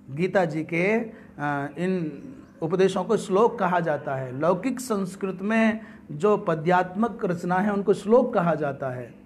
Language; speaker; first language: Hindi; native; Hindi